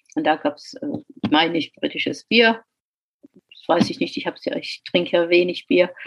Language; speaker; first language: German; non-native, fluent; English